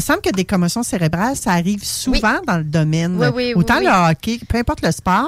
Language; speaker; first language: French; native; French